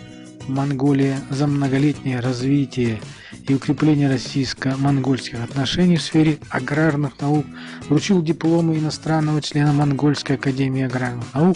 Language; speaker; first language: Russian; native; Russian